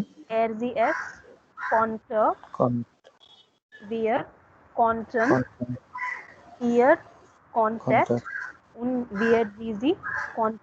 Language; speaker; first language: German; non-native, fluent; Hindi